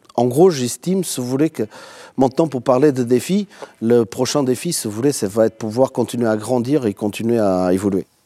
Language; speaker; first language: French; non-native, fluent; Portuguese